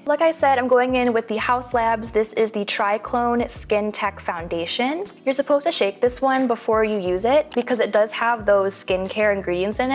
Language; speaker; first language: English; native; English